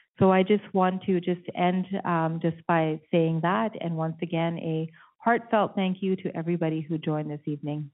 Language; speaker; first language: English; native; English